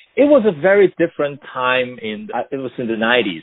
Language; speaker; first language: English; non-native, local second language; Cantonese